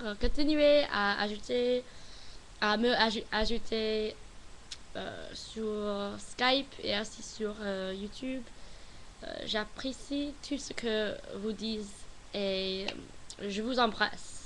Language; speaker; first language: French; non-native, learner; English